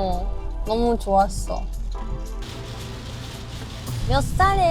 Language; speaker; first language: Korean; non-native, learner; Japanese